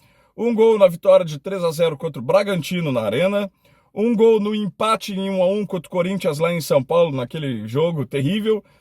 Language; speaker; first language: Portuguese; native; Portuguese